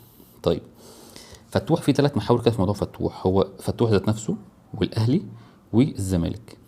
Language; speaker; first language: Arabic; native; Arabic